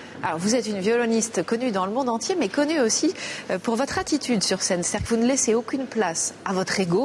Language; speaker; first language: French; native; French